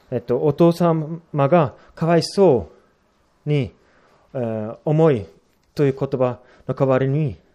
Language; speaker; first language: Japanese; non-native, fluent; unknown